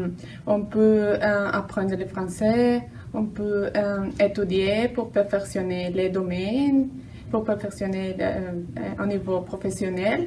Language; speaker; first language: French; non-native, learner; Spanish